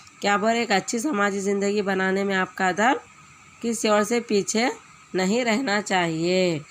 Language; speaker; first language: Urdu; native; Urdu